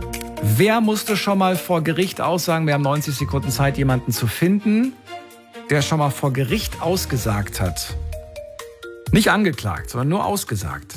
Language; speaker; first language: German; native; German